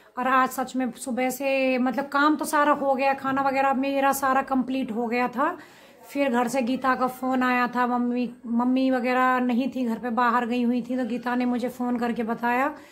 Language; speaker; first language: Hindi; native; Hindi